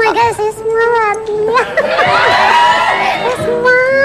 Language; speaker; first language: English; non-native, learner; Indonesian